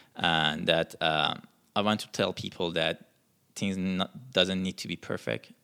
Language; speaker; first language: English; non-native, fluent; Persian